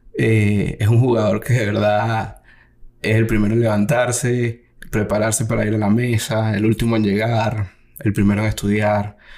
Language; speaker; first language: Spanish; native; Spanish